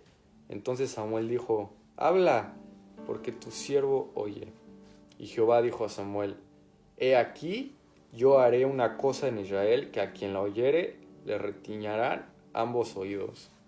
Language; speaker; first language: Spanish; native; Spanish